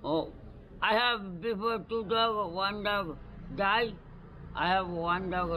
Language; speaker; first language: English; non-native, learner; Nepali